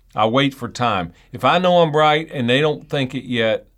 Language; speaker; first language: English; native; English